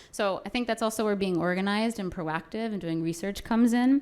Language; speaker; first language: English; native; English